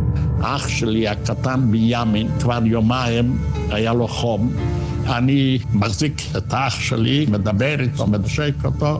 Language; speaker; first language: Hebrew; non-native, fluent; Yiddish